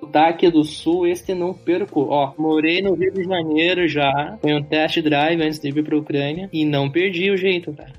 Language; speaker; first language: Portuguese; native; Portuguese